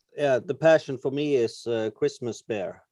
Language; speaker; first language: English; non-native, learner; Norwegian